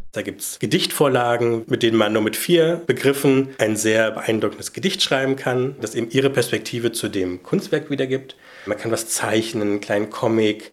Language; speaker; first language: German; native; German